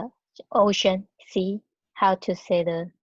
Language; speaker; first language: English; non-native, learner; Chinese